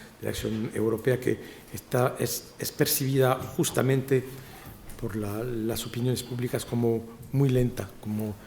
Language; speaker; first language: Spanish; non-native, fluent; French